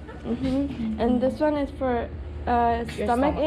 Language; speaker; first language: English; non-native, learner; Thai